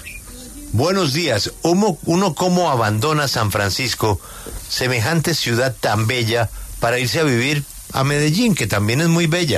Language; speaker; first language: Spanish; native; Spanish